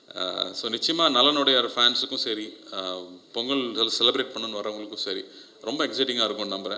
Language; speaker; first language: Tamil; native; Tamil